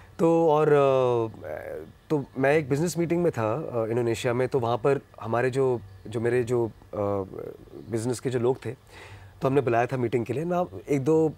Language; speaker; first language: Hindi; non-native, local second language; Punjabi